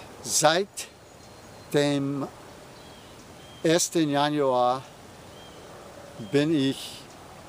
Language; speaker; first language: German; non-native, fluent; English